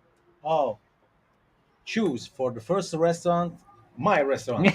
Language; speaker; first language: English; non-native, learner; Italian